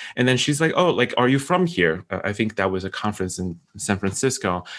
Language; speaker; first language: English; non-native, fluent; Chinese